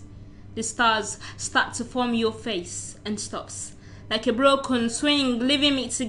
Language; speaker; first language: English; non-native, local second language; Yoruba